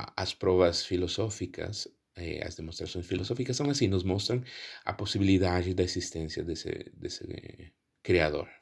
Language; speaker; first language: Portuguese; non-native, fluent; Spanish